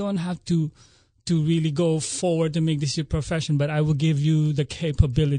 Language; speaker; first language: English; non-native, local second language; Filipino